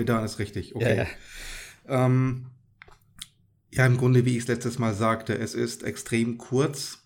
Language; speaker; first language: German; native; German